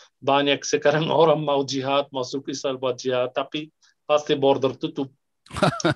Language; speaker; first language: Indonesian; non-native, fluent; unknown